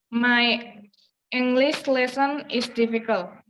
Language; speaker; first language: English; non-native, learner; Indonesian